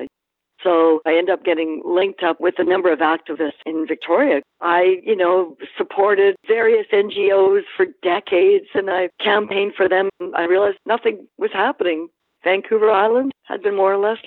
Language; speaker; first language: English; native; English